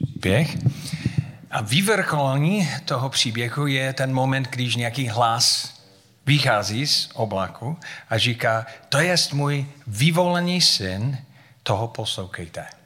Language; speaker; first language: Czech; non-native, fluent; English